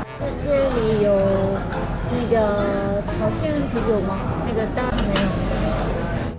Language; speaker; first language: Chinese; non-native, learner; Korean